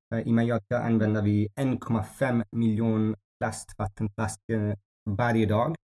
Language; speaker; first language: Swedish; non-native, learner; Amharic